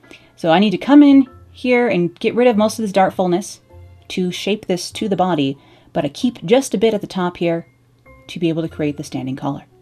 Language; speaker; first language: English; native; English